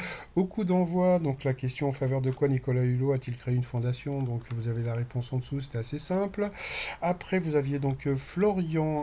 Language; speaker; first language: French; native; French